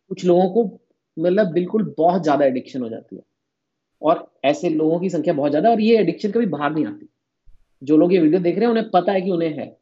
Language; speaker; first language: Hindi; native; Hindi